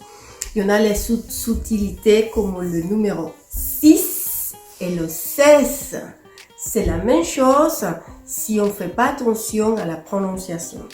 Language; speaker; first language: French; non-native, fluent; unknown